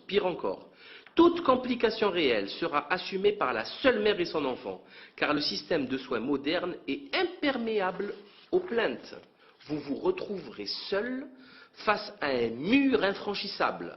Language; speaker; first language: French; native; French